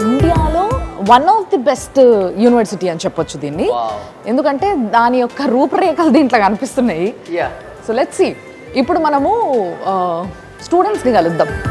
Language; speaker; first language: Telugu; native; Telugu